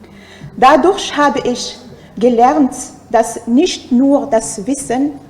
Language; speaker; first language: German; non-native, fluent; Arabic